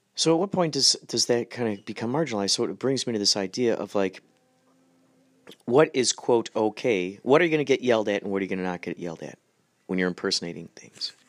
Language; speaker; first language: English; native; English